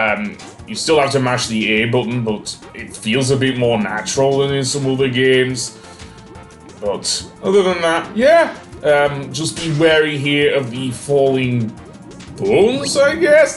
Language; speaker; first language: English; native; English